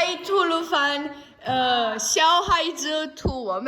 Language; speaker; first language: Chinese; non-native, learner; Georgian